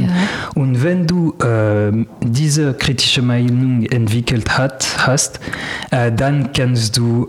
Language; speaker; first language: German; non-native, learner; French